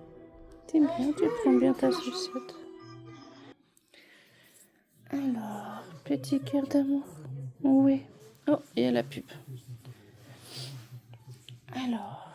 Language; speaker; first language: French; native; French